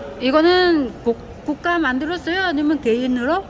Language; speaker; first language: Korean; non-native, learner; Vietnamese